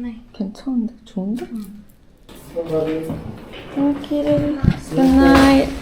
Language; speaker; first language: English; non-native, learner; Korean